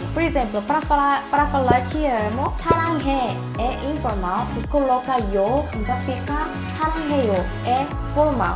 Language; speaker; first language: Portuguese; non-native, fluent; Korean